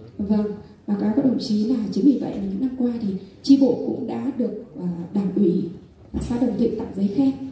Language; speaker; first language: Vietnamese; non-native, local second language; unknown